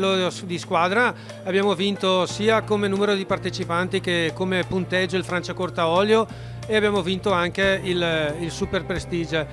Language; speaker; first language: Italian; native; Italian